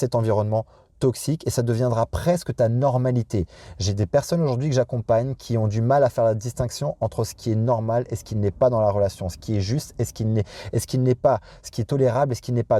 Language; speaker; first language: French; native; French